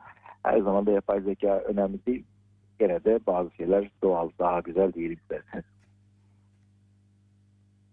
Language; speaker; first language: Turkish; native; Turkish